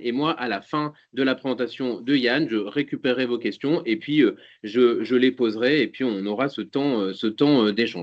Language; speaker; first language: French; native; French